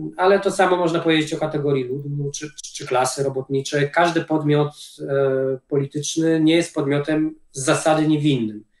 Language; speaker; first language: Polish; native; Polish